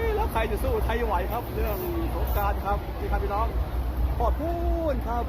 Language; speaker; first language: Thai; native; Thai